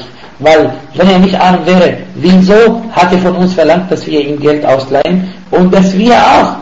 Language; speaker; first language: German; non-native, fluent; Arabic